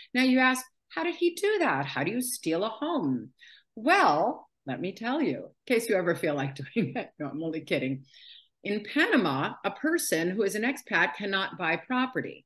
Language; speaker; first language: English; native; English